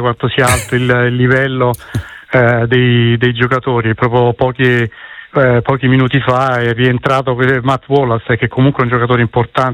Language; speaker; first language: Italian; native; Italian